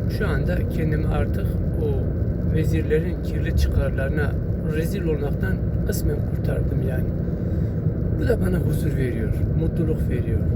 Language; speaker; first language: Turkish; non-native, local second language; Kurdish